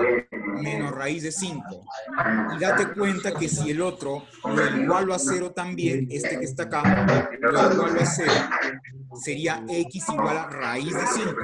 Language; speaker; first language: Spanish; native; Spanish